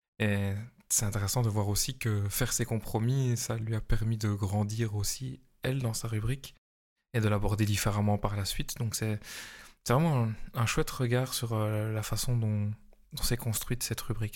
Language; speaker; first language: French; native; French